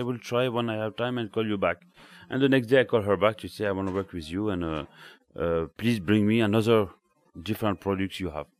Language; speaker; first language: English; non-native, learner; French